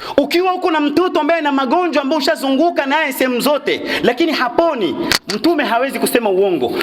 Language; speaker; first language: Swahili; native; Swahili